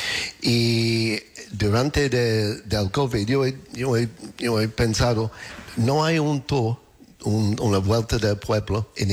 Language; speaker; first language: Spanish; non-native, learner; English